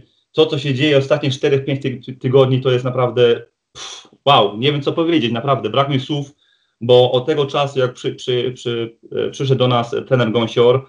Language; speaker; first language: Polish; early bilingual, heritage; Polish